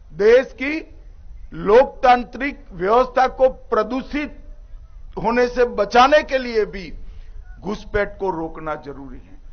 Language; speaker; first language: Hindi; non-native, local second language; Gujarati